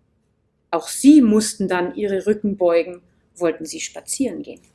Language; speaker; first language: German; native; German